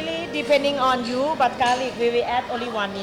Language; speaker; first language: English; non-native, learner; Thai